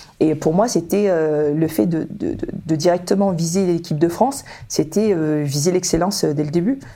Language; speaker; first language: French; early bilingual, other home language; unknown